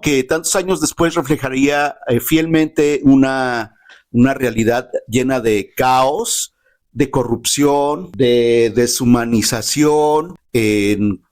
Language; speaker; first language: Spanish; native; Spanish